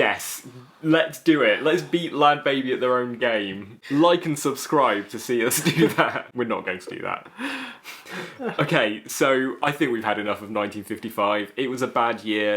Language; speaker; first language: English; native; English